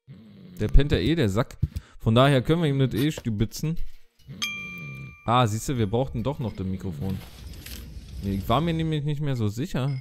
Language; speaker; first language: German; native; German